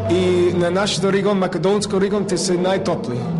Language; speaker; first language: Bulgarian; non-native, learner; English